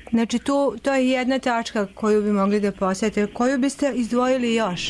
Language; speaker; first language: Serbian; native; Serbian